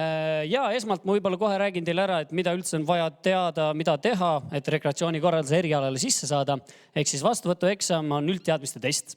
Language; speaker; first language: Estonian; native; Estonian